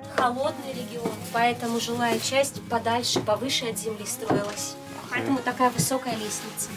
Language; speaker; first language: Russian; native; Russian